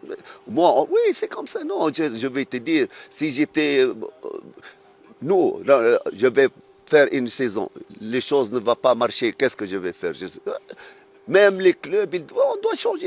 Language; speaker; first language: French; non-native, fluent; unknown